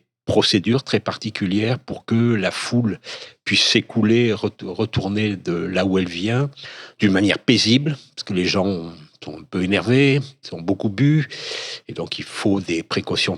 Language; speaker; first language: French; native; French